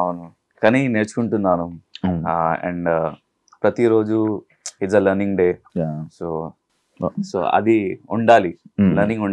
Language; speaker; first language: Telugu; non-native, local second language; Hindi